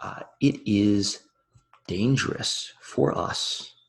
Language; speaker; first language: English; native; English